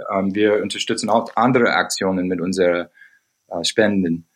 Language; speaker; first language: German; non-native, fluent; English